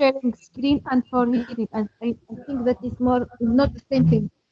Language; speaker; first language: English; non-native, learner; Arabic